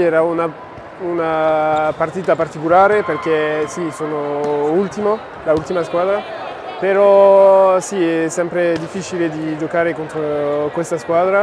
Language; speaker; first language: Italian; non-native, learner; French